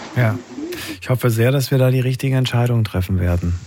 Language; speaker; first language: German; native; German